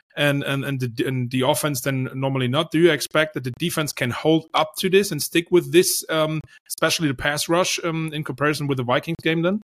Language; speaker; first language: English; non-native, fluent; German